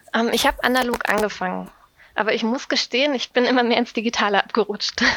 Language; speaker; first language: German; native; German